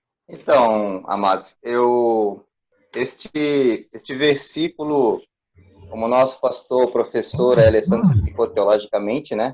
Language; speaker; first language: Portuguese; native; Portuguese